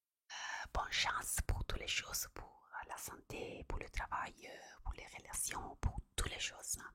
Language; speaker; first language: French; non-native, fluent; Italian